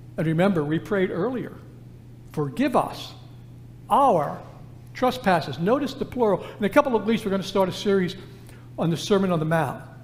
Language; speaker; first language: English; native; English